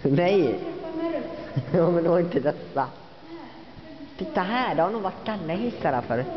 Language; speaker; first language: Swedish; native; Swedish